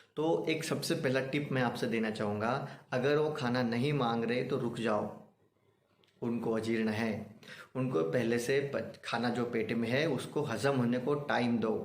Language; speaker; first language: Hindi; non-native, local second language; Marathi